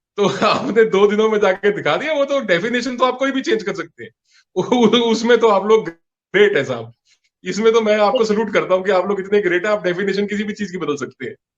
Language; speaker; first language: Hindi; non-native, local second language; Punjabi